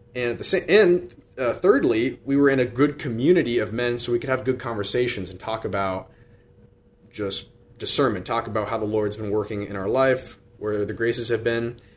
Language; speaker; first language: English; native; English